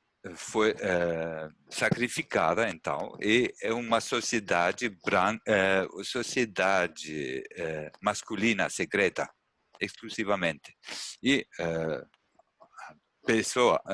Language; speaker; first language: Portuguese; non-native, learner; German